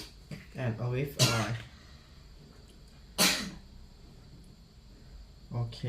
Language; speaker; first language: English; non-native, learner; Thai